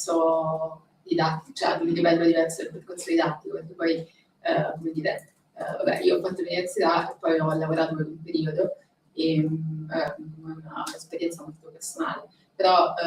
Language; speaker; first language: Italian; native; Italian